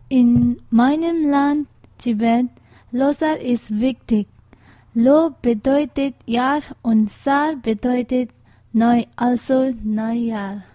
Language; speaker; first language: German; non-native, learner; Tibetan